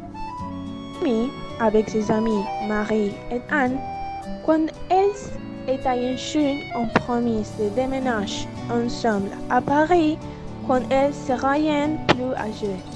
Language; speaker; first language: French; non-native, learner; Spanish